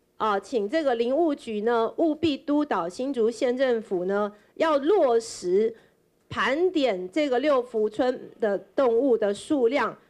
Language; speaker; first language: Chinese; native; Chinese